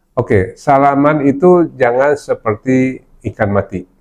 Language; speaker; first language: Indonesian; non-native, local second language; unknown